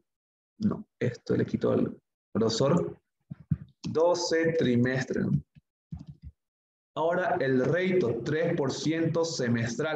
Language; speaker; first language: Spanish; native; Spanish